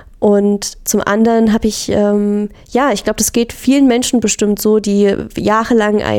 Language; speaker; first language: German; native; German